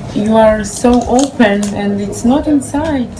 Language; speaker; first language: English; non-native, learner; Hebrew